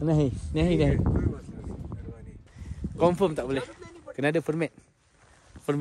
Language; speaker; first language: Malay; native; Malay